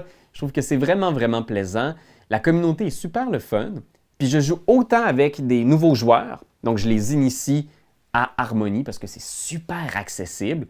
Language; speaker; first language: French; native; French